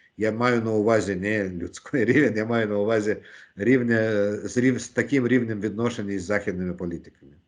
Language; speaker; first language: Ukrainian; non-native, local second language; Russian